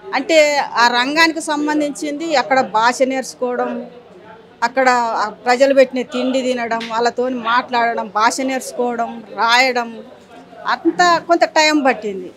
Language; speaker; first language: Telugu; native; Telugu